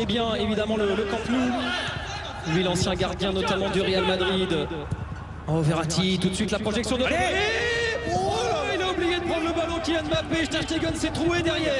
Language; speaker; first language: French; native; French